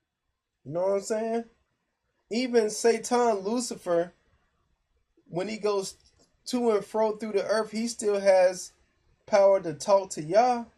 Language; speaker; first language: English; native; English